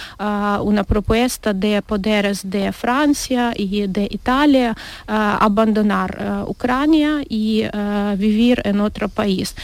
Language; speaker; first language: Spanish; non-native, learner; Ukrainian